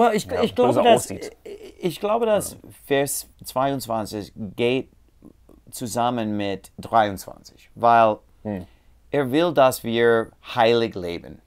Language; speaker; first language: German; non-native, learner; English